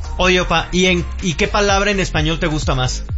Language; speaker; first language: Spanish; native; Spanish